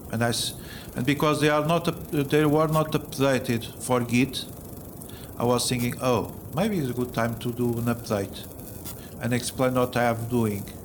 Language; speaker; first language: English; non-native, fluent; Portuguese